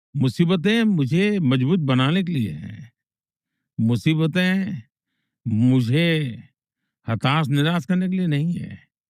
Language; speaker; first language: Hindi; non-native, local second language; Gujarati